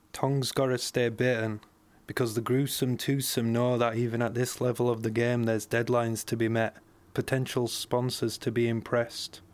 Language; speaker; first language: English; native; English